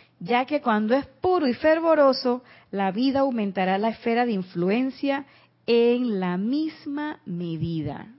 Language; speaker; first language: Spanish; native; Spanish